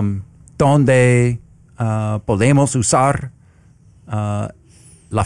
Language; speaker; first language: Spanish; non-native, learner; English